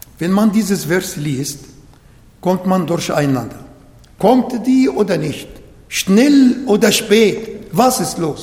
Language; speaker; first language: German; non-native, fluent; Arabic